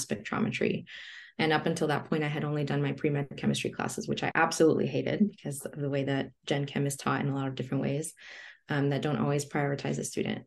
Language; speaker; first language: English; early bilingual, other home language; Spanish